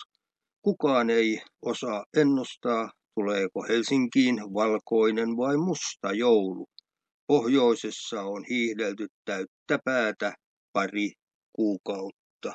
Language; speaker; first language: Finnish; native; Finnish